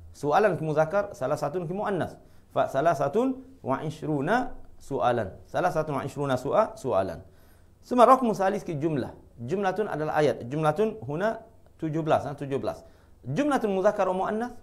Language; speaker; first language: Arabic; non-native, fluent; Malay